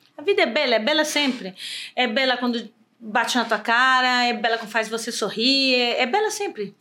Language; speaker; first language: Portuguese; native; Portuguese